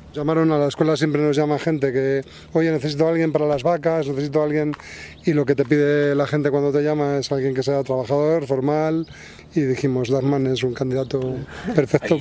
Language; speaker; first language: Spanish; native; Spanish